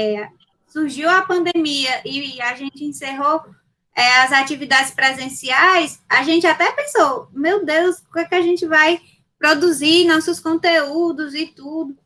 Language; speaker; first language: Portuguese; native; Portuguese